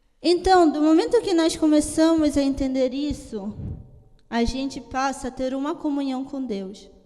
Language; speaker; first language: Portuguese; early bilingual, heritage; Italian